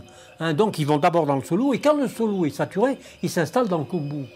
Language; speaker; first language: French; native; French